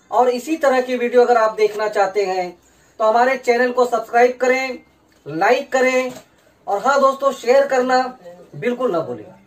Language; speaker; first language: Urdu; native; Urdu